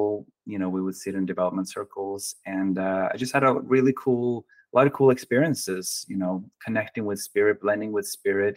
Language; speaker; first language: English; non-native, fluent; Norwegian